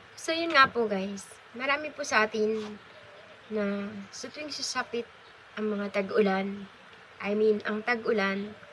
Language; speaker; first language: Filipino; native; Filipino